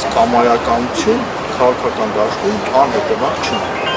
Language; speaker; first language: Armenian; native; Armenian